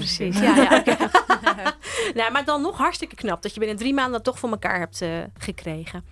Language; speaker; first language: Dutch; native; Dutch